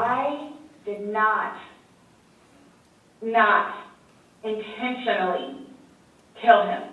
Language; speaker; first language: English; native; English